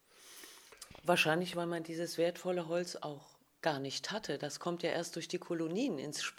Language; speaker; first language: German; native; German